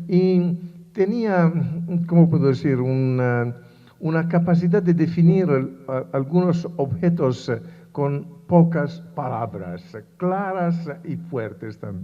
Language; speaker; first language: Spanish; non-native, fluent; Italian